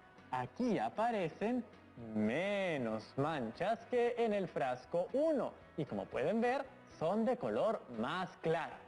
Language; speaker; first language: Spanish; native; Spanish